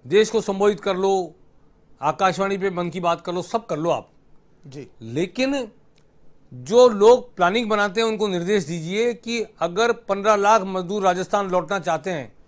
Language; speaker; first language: Hindi; native; Hindi